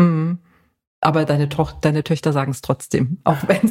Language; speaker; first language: German; native; German